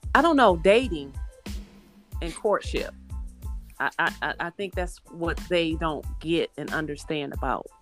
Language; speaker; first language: English; native; English